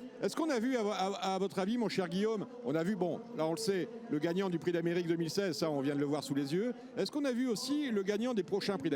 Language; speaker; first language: French; native; French